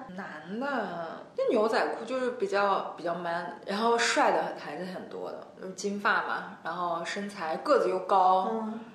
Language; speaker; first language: Chinese; native; Chinese